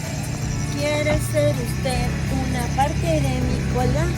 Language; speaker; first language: Spanish; native; Spanish